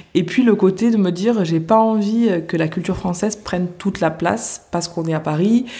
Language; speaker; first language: French; native; French